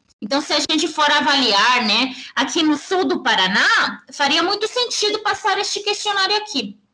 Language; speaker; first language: Portuguese; early bilingual, heritage; Spanish